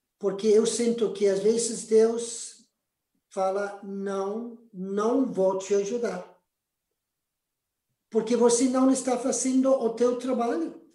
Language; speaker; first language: Portuguese; non-native, fluent; Spanish